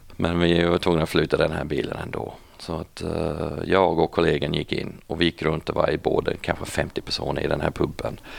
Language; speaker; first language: Swedish; non-native, fluent; English